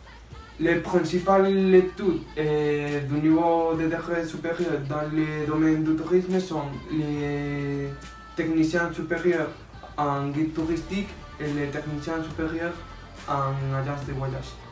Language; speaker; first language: French; non-native, learner; Spanish